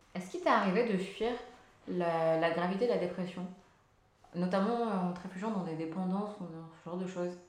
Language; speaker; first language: French; early bilingual, other home language; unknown